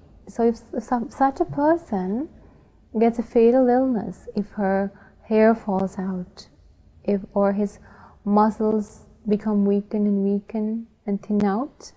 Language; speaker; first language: English; non-native, local second language; Sinhala